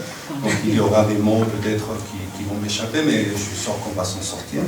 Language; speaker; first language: French; non-native, fluent; Spanish